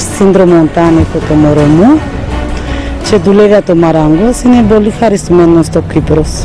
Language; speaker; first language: Greek; non-native, learner; Bulgarian